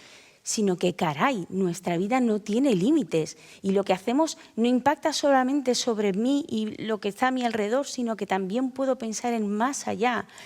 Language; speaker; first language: Spanish; native; Spanish